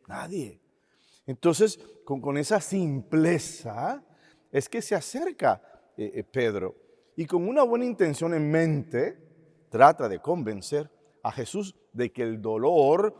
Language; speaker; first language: Spanish; native; Spanish